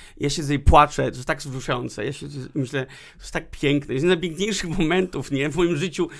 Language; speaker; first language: Polish; early bilingual, heritage; Polish